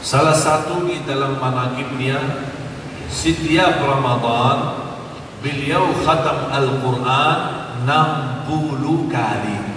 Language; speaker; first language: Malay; non-native, fluent; Arabic